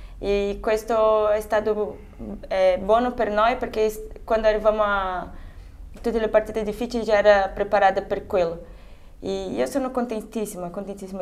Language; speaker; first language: Italian; non-native, fluent; Portuguese